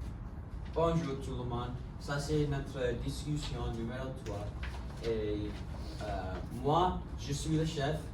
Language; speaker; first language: French; non-native, learner; English